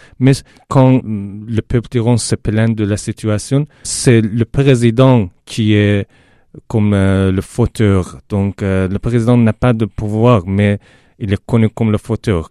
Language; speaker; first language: French; non-native, fluent; Persian